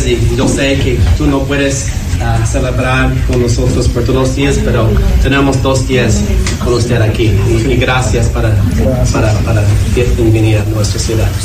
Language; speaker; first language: Spanish; non-native, learner; English